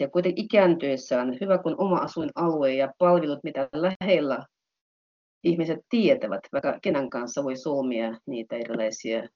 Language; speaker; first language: Finnish; non-native, fluent; Russian